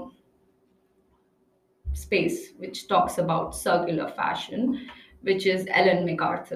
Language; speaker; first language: English; non-native, local second language; Hindi